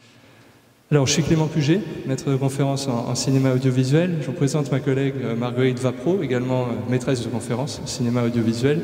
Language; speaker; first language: French; native; French